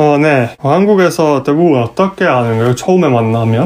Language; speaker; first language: Korean; non-native, fluent; Hungarian